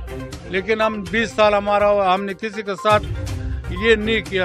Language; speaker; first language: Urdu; non-native, local second language; Pashto